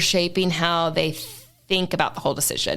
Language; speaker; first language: English; native; English